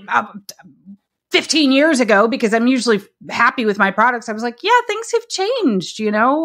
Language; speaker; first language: English; native; English